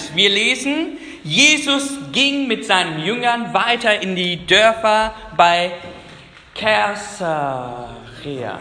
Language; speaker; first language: German; non-native, fluent; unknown